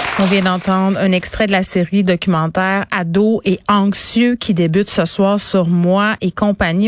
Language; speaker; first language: French; native; French